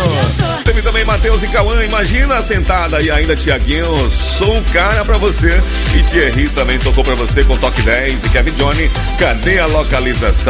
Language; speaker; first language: Portuguese; native; Portuguese